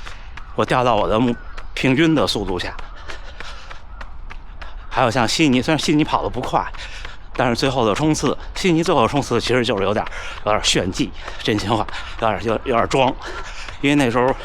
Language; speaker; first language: Chinese; native; Chinese